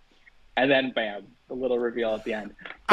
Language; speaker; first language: English; native; English